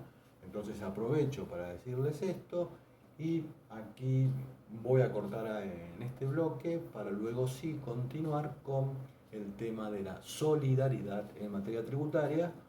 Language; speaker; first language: Spanish; native; Spanish